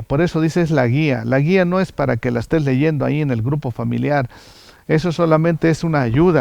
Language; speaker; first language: Spanish; native; Spanish